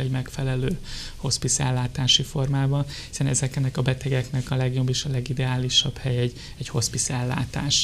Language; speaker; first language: Hungarian; native; Hungarian